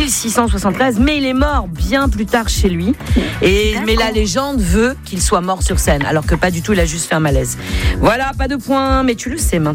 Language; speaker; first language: French; native; French